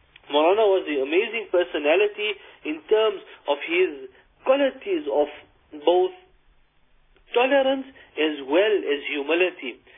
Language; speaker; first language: English; native; English